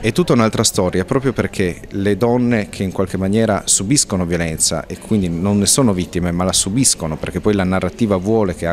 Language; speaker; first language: Italian; native; Italian